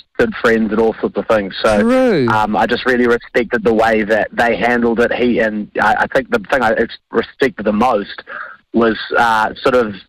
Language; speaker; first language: English; native; English